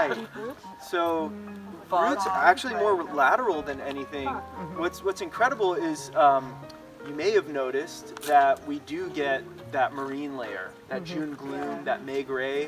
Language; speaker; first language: English; native; English